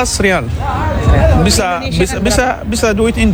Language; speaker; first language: Indonesian; non-native, learner; Arabic